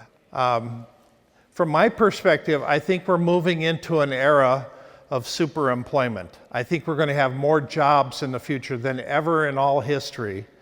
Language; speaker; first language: English; native; English